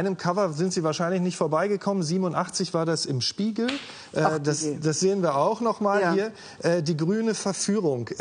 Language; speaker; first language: German; native; German